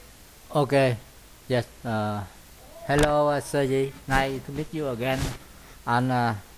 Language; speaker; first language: English; non-native, learner; Vietnamese